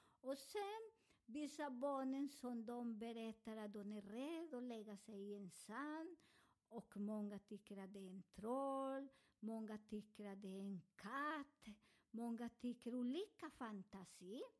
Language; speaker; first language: Swedish; non-native, learner; Spanish